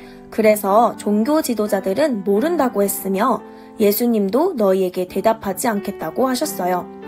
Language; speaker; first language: Korean; native; Korean